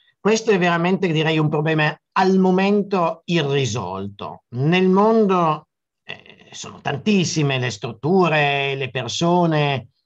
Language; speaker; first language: Italian; native; Italian